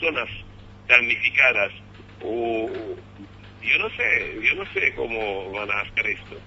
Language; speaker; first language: Spanish; non-native, fluent; Haitian Creole